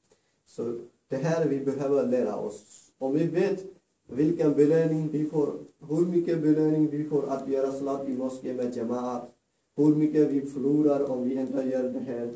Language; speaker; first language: Swedish; non-native, fluent; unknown